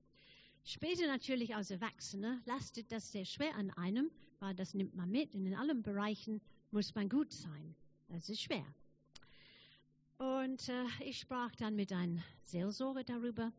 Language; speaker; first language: German; non-native, fluent; English